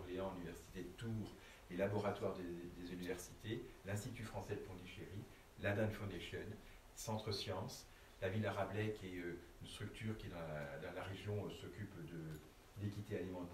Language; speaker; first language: French; native; French